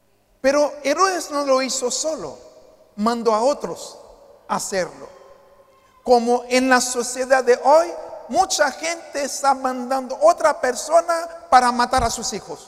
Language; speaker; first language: Spanish; non-native, fluent; Haitian Creole